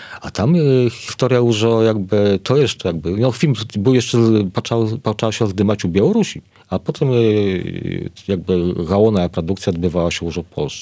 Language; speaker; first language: Polish; non-native, learner; Belarusian